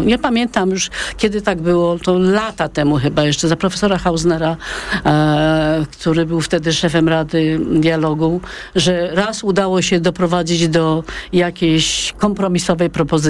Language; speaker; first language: Polish; native; Polish